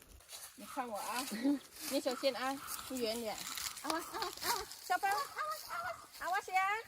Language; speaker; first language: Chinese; non-native, fluent; Indonesian